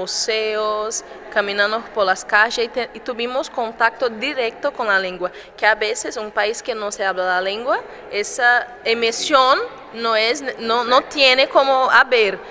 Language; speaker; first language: Spanish; non-native, fluent; Portuguese